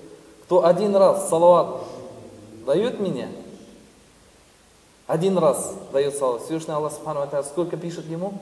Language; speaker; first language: Russian; non-native, fluent; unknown